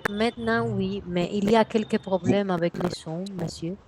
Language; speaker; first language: French; non-native, fluent; Spanish